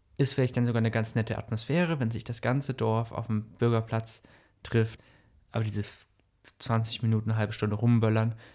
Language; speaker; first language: German; native; German